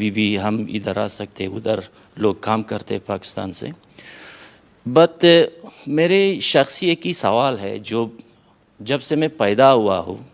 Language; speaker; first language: Hindi; non-native, fluent; Persian